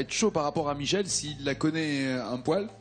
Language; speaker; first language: French; native; French